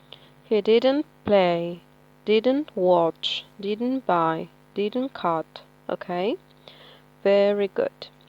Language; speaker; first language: English; non-native, fluent; Spanish